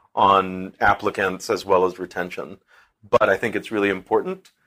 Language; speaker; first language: English; native; English